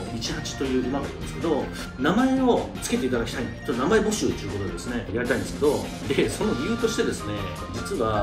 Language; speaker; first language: Japanese; native; Japanese